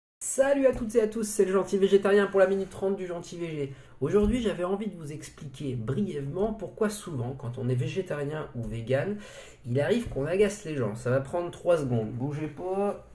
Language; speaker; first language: French; native; French